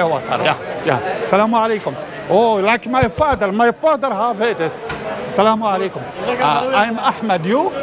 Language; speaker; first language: English; non-native, learner; Arabic